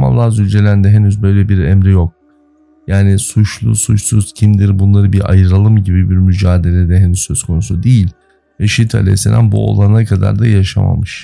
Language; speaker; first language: Turkish; native; Turkish